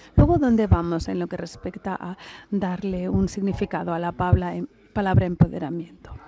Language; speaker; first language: Spanish; non-native, fluent; English